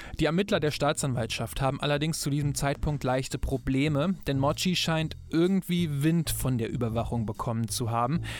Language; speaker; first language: German; native; German